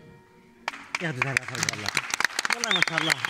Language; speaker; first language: Chinese; native; Chinese